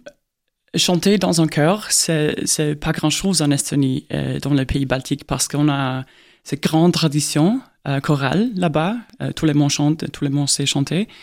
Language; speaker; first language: French; non-native, fluent; Estonian